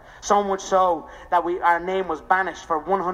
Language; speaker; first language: English; non-native, local second language; Irish